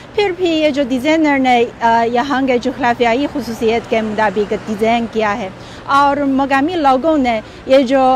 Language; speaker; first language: Urdu; non-native, fluent; Chinese